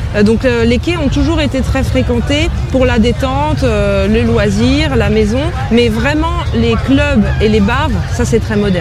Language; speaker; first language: French; native; French